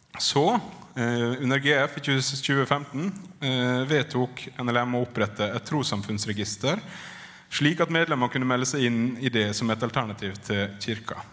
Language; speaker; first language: Norwegian; native; Norwegian